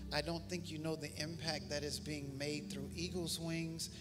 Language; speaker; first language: English; native; English